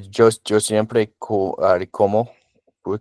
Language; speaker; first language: Spanish; non-native, learner; English